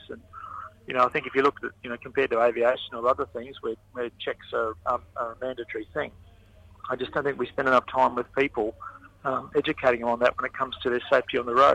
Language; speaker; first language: English; native; English